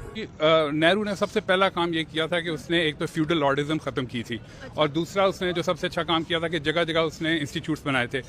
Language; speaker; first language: Urdu; non-native, local second language; Punjabi